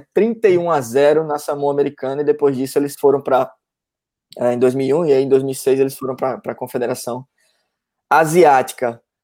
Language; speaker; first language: Portuguese; native; Portuguese